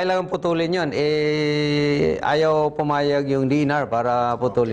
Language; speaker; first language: Filipino; native; Filipino